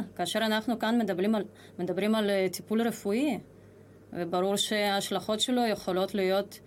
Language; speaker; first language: Hebrew; non-native, fluent; Russian